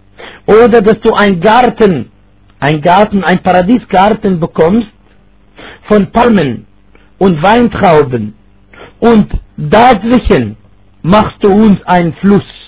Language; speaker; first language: German; non-native, fluent; Arabic